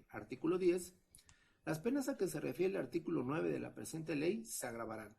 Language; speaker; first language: Spanish; native; Spanish